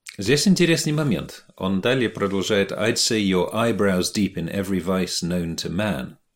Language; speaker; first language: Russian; non-native, fluent; English